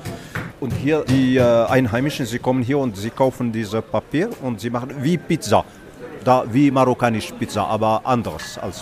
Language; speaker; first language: German; non-native, learner; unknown